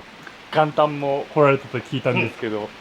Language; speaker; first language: Japanese; native; Japanese